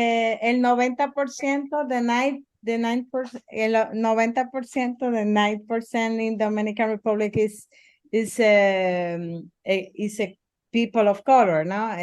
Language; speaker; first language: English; non-native, learner; Spanish